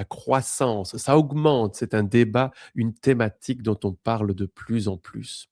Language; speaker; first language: French; native; French